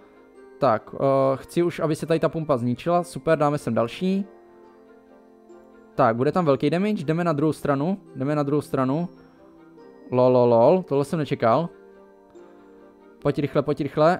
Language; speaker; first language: Czech; native; Czech